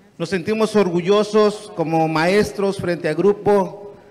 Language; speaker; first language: Spanish; non-native, local second language; Nahuatl languages